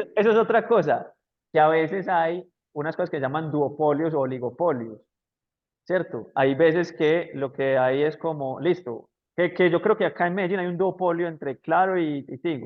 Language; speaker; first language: Spanish; native; Spanish